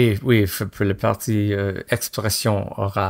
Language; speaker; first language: French; non-native, fluent; English